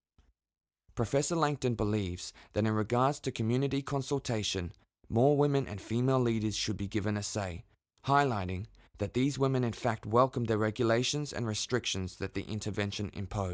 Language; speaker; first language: English; native; English